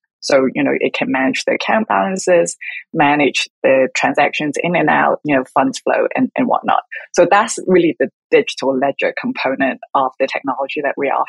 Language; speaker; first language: English; non-native, local second language; Cantonese